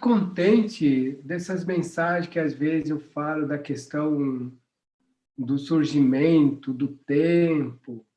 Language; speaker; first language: Portuguese; non-native, local second language; Guarani